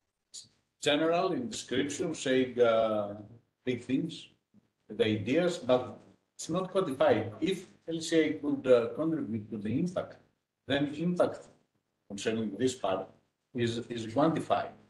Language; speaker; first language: English; non-native, fluent; Greek